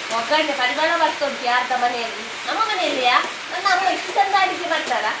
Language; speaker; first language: Kannada; non-native, local second language; Tulu